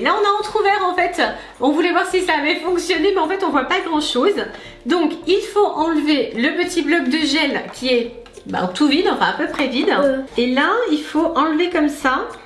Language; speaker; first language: French; native; French